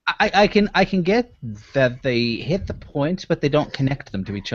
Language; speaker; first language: English; native; English